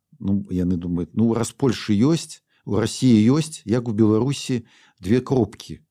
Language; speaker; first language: Belarusian; non-native, local second language; Russian